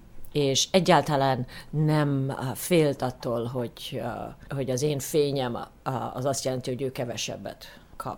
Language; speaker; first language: Hungarian; early bilingual, heritage; Hungarian